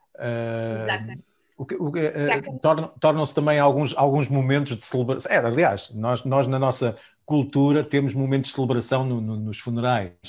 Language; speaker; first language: Portuguese; native; Portuguese